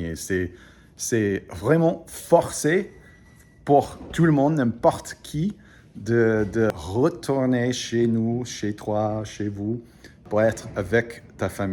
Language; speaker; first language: French; non-native, fluent; English